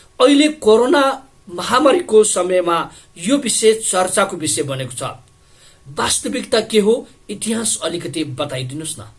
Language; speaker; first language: Nepali; non-native, local second language; Newari